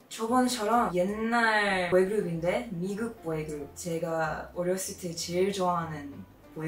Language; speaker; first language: Korean; non-native, fluent; English